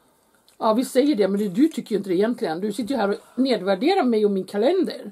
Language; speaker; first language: Swedish; native; Swedish